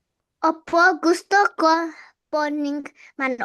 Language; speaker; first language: Filipino; non-native, learner; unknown